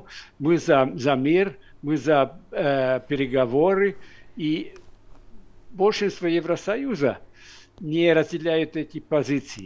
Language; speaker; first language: Russian; non-native, fluent; Hungarian